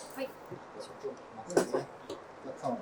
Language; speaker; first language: Japanese; native; Japanese